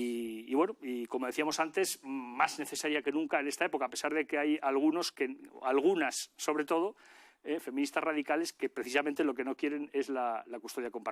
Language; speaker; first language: Spanish; native; Spanish